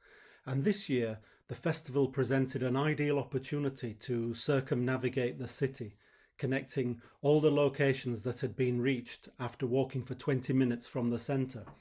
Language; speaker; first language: English; native; English